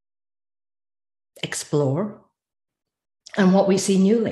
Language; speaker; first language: English; native; English